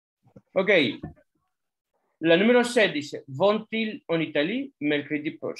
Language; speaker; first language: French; non-native, fluent; Spanish